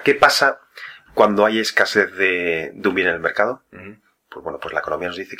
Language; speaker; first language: Spanish; native; Spanish